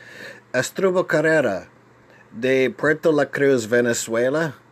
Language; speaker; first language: Spanish; non-native, learner; English